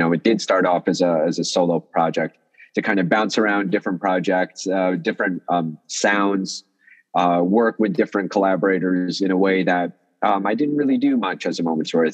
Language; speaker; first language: English; early bilingual, other home language; Russian